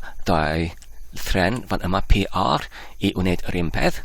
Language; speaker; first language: Welsh; non-native, learner; English